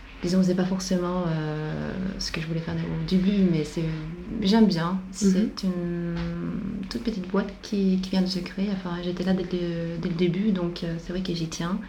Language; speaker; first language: French; non-native, fluent; Swedish